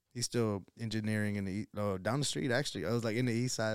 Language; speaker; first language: English; early bilingual, other home language; Spanish